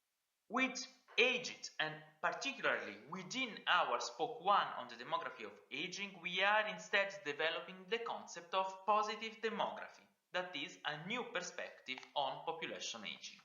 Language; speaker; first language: English; non-native, fluent; Italian